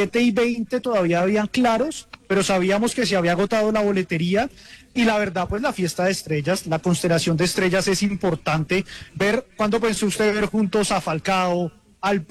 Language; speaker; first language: Spanish; native; Spanish